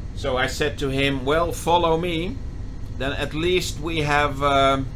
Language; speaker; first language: English; non-native, fluent; Dutch